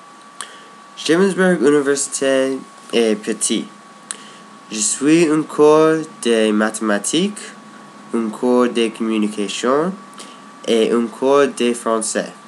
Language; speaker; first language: French; non-native, learner; English